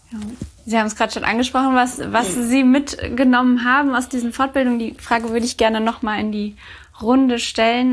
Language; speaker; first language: German; native; German